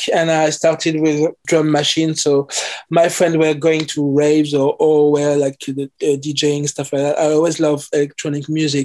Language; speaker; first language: English; non-native, fluent; French